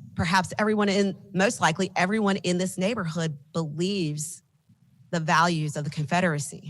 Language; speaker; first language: English; native; English